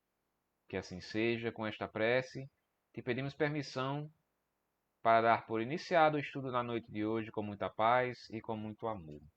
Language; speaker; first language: Portuguese; native; Portuguese